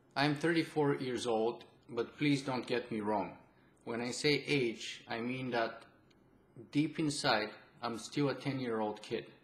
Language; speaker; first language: English; non-native, fluent; Bulgarian